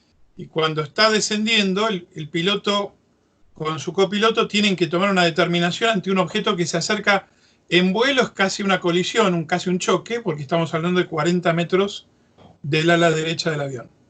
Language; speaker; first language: Spanish; native; Spanish